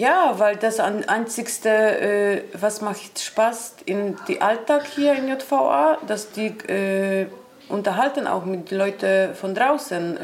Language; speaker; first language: German; non-native, learner; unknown